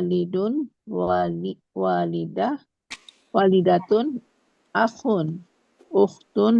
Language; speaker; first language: Arabic; non-native, learner; Indonesian